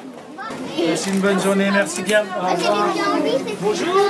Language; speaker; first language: French; native; French